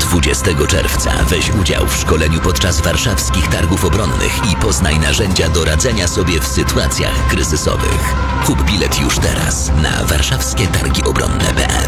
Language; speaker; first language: Polish; native; Polish